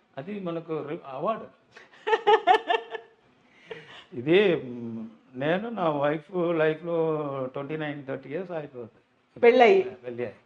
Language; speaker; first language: Telugu; non-native, learner; Tamil